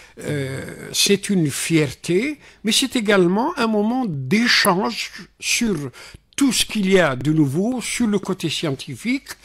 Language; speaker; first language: French; non-native, local second language; Arabic